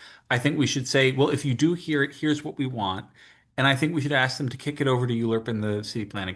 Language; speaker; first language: English; native; English